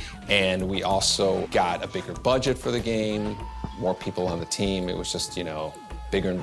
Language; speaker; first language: English; native; English